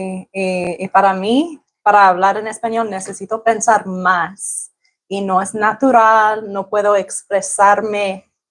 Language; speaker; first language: Spanish; non-native, learner; English